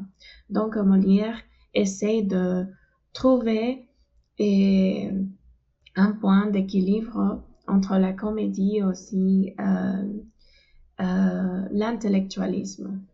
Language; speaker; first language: French; non-native, fluent; Spanish